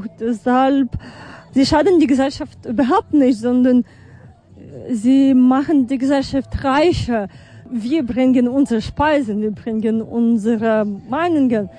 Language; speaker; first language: German; non-native, fluent; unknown